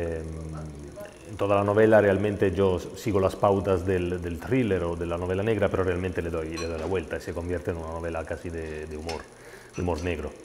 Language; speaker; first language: Spanish; non-native, fluent; Italian